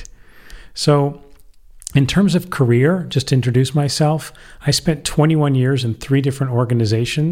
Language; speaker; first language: English; native; English